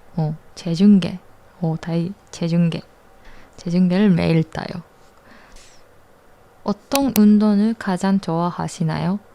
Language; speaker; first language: Korean; non-native, learner; Japanese